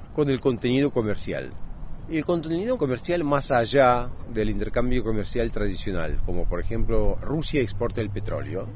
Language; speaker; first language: Spanish; native; Spanish